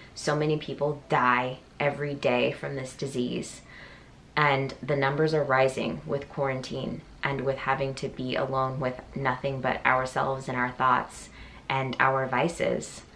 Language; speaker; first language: English; native; English